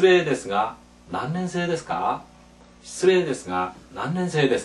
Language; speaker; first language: Japanese; non-native, fluent; Korean